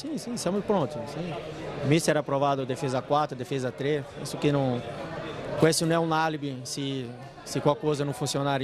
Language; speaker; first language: Italian; non-native, fluent; Portuguese